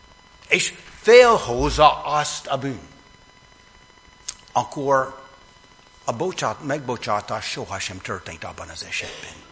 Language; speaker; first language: Hungarian; non-native, fluent; English